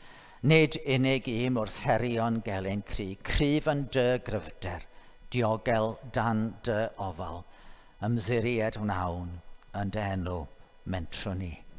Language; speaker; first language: Welsh; native; Welsh